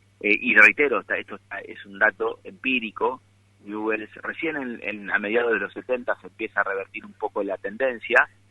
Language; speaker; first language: Spanish; native; Spanish